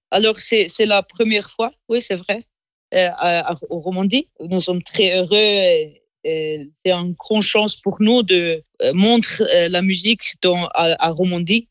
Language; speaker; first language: French; non-native, local second language; German